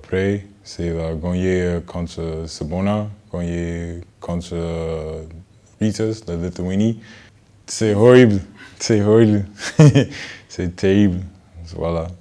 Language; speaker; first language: French; non-native, learner; English